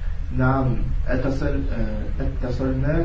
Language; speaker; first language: Arabic; non-native, learner; French